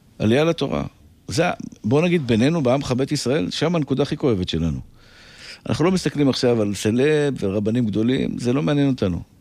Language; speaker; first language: Hebrew; native; Hebrew